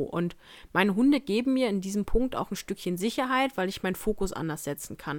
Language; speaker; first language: German; native; German